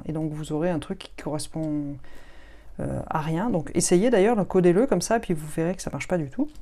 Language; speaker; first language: French; native; French